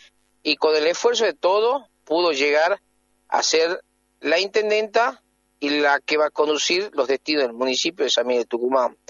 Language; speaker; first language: Spanish; native; Spanish